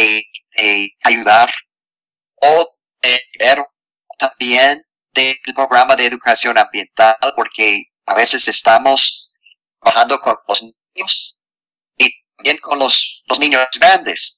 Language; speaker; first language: Spanish; non-native, fluent; English